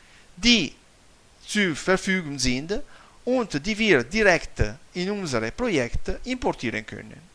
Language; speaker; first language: German; non-native, fluent; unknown